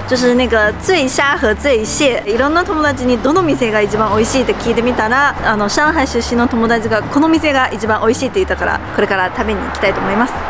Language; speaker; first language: Japanese; non-native, fluent; Chinese